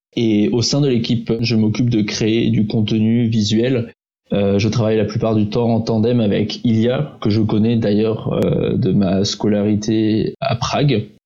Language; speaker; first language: French; early bilingual, heritage; Czech